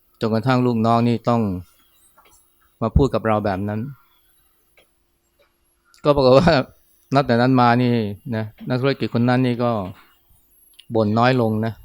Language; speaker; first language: Thai; native; Thai